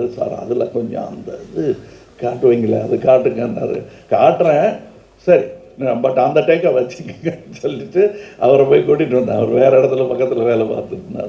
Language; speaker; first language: Tamil; native; Tamil